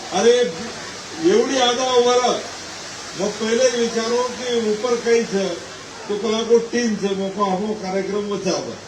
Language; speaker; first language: Marathi; non-native, local second language; Lambadi